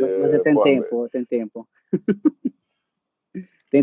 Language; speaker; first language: Portuguese; non-native, fluent; Italian